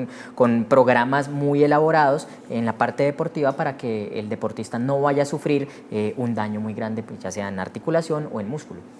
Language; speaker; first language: Spanish; native; Spanish